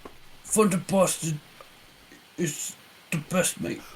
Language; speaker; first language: English; native; English